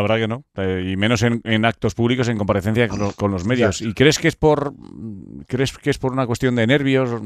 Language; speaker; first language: Spanish; native; Spanish